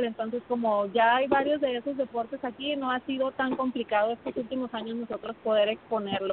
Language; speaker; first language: Spanish; native; Spanish